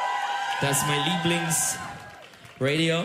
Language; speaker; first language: German; non-native, learner; Turkish